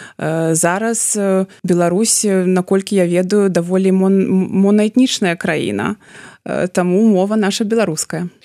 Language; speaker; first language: Belarusian; non-native, local second language; Russian